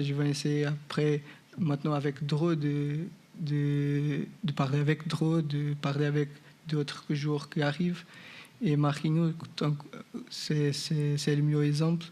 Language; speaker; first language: French; non-native, fluent; Portuguese